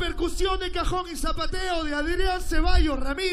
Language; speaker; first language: Spanish; native; Spanish